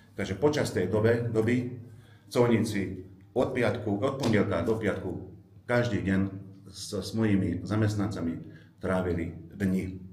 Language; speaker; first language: Slovak; non-native, local second language; Hungarian